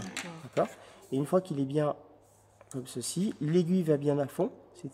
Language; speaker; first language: French; native; French